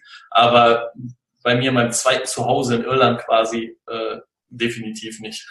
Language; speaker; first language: German; native; German